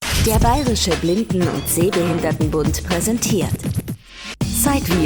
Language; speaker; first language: German; native; German